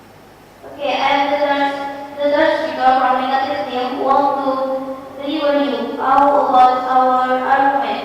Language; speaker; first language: English; non-native, learner; Indonesian